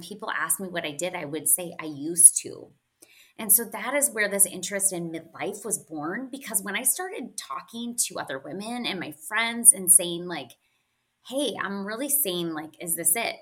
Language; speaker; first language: English; native; English